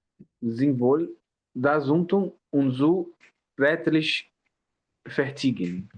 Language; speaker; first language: German; non-native, learner; Portuguese